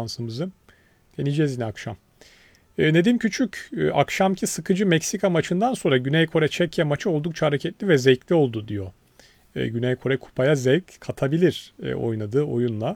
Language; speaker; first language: Turkish; native; Turkish